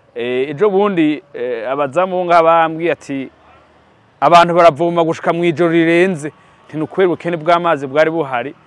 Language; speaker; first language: Rundi; native; Rundi